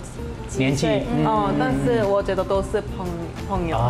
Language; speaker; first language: Chinese; non-native, learner; Korean